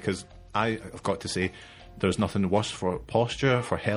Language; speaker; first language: English; native; English